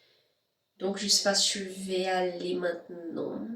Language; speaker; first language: French; non-native, learner; Spanish